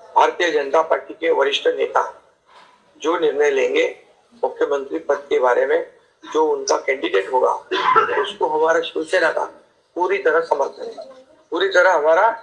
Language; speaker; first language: Hindi; non-native, local second language; Marathi